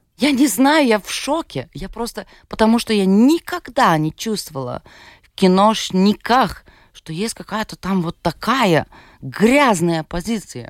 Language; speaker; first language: Russian; non-native, fluent; Lithuanian